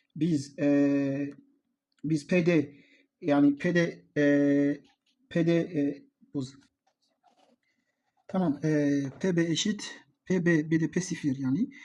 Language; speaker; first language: Turkish; non-native, learner; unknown